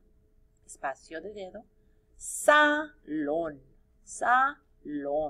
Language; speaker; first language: Spanish; non-native, fluent; English